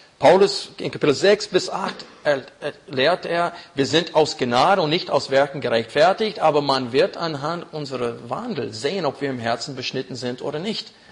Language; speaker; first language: German; non-native, fluent; English